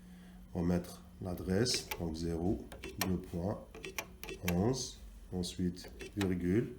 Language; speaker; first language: French; non-native, local second language; Arabic